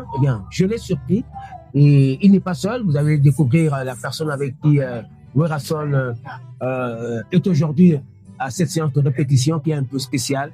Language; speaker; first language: French; non-native, local second language; Lingala